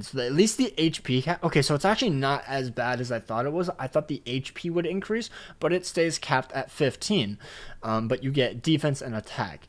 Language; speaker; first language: English; native; English